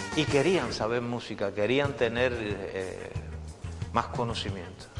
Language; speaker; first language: Spanish; native; Spanish